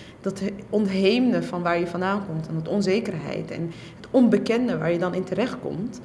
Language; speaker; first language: Dutch; early bilingual, other home language; Somali